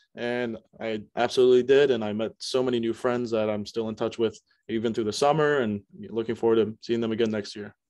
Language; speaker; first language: English; native; English